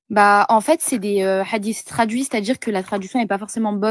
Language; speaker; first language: French; native; French